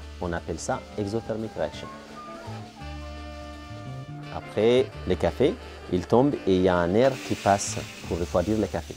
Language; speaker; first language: French; non-native, fluent; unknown